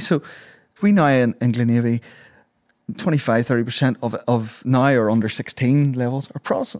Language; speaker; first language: English; native; English